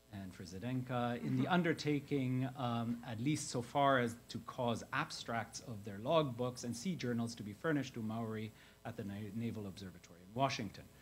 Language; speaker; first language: English; native; English